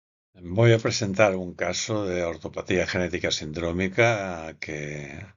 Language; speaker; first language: Spanish; native; Spanish